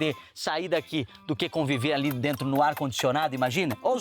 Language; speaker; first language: Portuguese; native; Portuguese